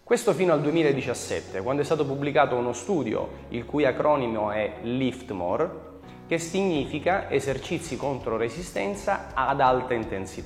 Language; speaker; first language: Italian; native; Italian